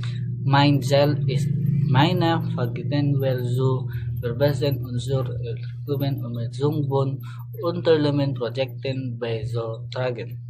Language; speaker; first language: German; non-native, learner; Filipino